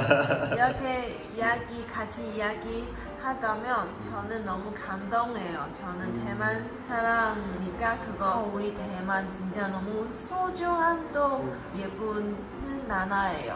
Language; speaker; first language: Korean; non-native, learner; Chinese